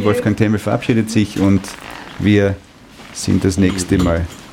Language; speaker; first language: German; native; German